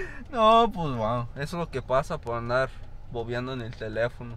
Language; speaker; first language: Spanish; early bilingual, heritage; Spanish